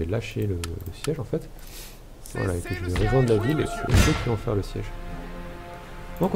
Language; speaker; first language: French; native; French